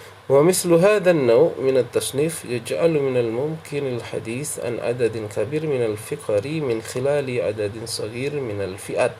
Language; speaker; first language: Arabic; non-native, fluent; Indonesian